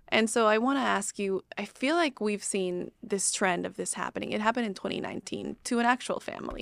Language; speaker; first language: English; non-native, fluent; Spanish